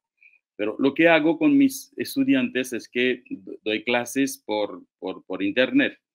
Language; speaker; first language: Spanish; non-native, fluent; Haitian Creole